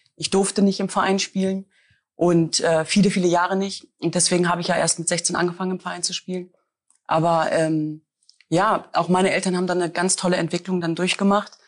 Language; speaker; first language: German; native; German